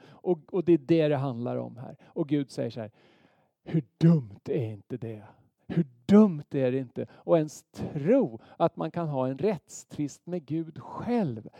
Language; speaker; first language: Swedish; native; Swedish